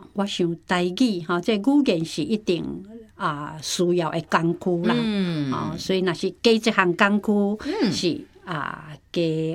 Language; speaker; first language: Chinese; non-native, local second language; Min Nan Chinese